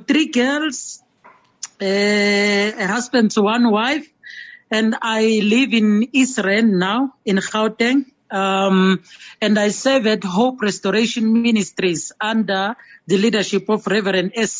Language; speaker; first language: English; non-native, local second language; Zulu